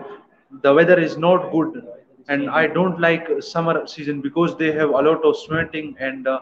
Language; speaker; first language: English; non-native, learner; Pashto